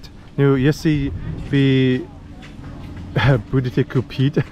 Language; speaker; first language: Russian; non-native, learner; English